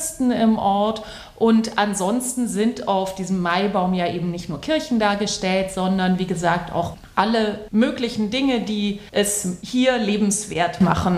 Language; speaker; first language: German; native; German